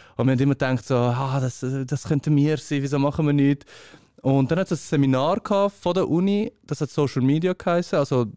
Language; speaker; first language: German; early bilingual, other home language; Persian